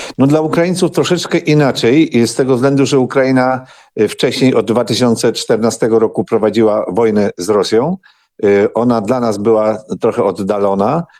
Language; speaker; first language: Polish; non-native, local second language; Ukrainian